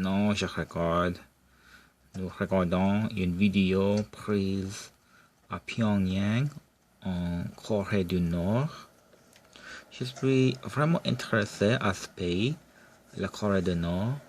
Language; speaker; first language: French; non-native, local second language; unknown